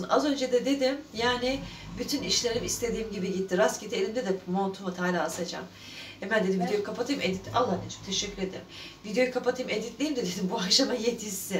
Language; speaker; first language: Turkish; native; Turkish